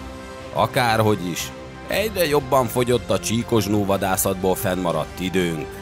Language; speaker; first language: Hungarian; native; Hungarian